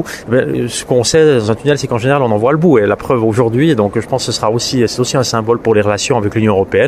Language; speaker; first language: French; native; French